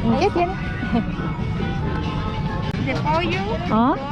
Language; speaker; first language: Spanish; non-native, learner; Korean